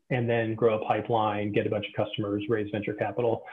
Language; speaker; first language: English; native; English